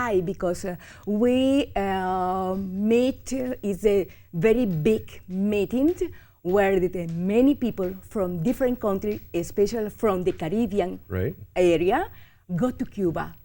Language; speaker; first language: English; non-native, learner; Spanish